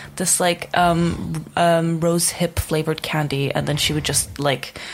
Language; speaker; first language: English; non-native, fluent; Czech